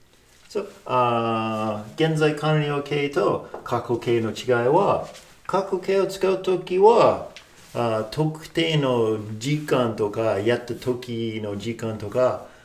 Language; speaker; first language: Japanese; non-native, fluent; English